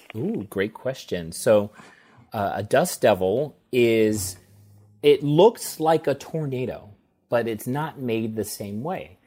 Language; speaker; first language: English; native; English